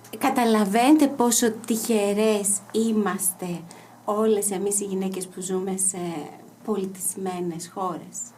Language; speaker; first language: Greek; native; Greek